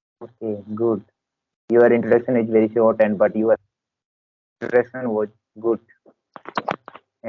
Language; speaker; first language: English; non-native, learner; Hindi